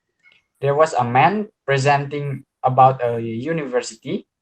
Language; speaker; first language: English; non-native, learner; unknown